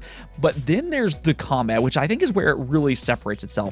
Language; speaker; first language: English; native; English